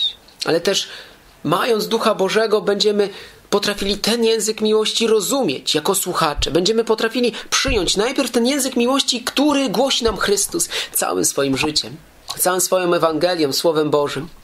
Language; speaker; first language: Polish; native; Polish